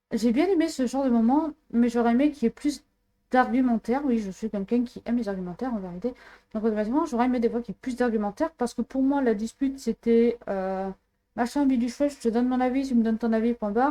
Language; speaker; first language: French; native; French